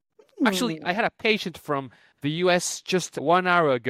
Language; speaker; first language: English; non-native, fluent; Spanish